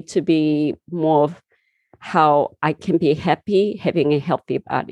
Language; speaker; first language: English; non-native, fluent; Korean